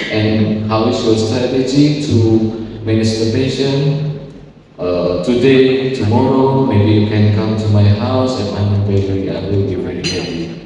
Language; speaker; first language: English; non-native, fluent; Indonesian